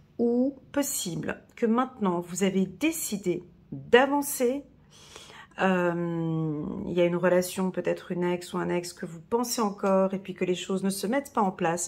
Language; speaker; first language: French; native; French